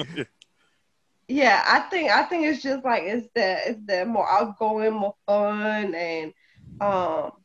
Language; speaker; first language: English; early bilingual, other home language; Polish